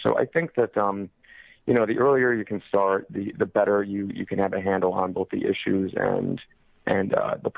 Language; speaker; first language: English; native; English